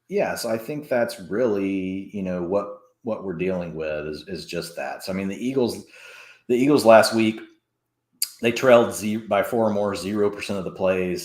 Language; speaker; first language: English; native; English